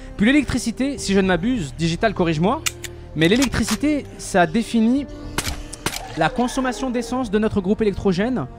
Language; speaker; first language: French; non-native, local second language; Arabic